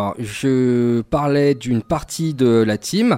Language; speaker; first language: French; native; French